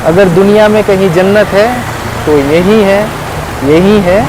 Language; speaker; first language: Hindi; non-native, local second language; Bangla